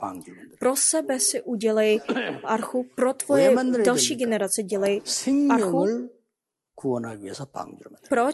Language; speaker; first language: Czech; non-native, fluent; Korean